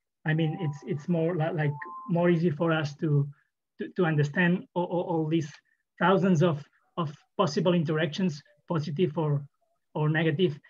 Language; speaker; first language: English; non-native, fluent; Catalan